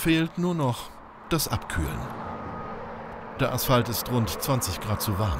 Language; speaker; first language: German; native; German